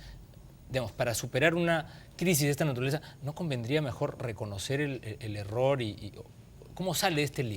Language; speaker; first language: Spanish; native; Spanish